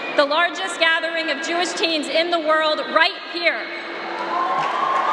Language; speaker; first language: English; native; English